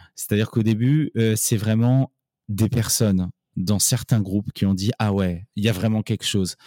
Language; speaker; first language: French; native; French